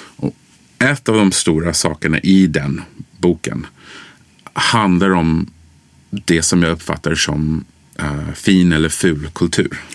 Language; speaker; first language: Swedish; early bilingual, other home language; English